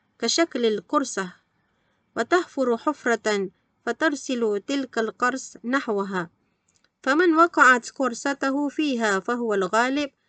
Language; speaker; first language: Arabic; non-native, fluent; Malay